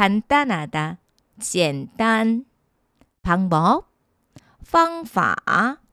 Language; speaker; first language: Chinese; non-native, fluent; Korean